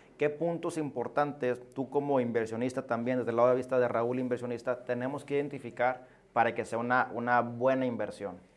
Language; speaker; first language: Spanish; native; Spanish